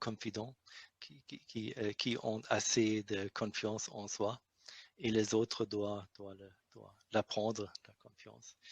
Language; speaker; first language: French; non-native, learner; German